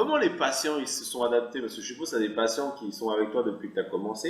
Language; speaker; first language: French; native; French